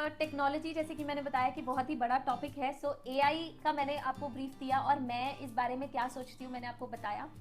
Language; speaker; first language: Hindi; native; Hindi